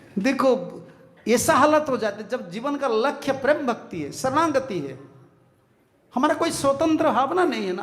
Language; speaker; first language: Hindi; non-native, local second language; Bangla